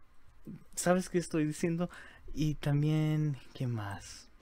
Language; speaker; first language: Spanish; early bilingual, heritage; Spanish